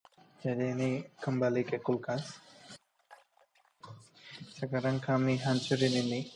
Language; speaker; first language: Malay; non-native, local second language; Bangla